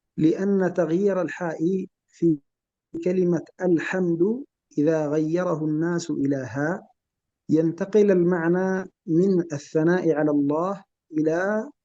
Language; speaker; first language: Arabic; native; Arabic